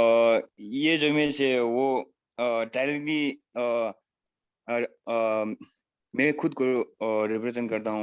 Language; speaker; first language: Hindi; non-native, fluent; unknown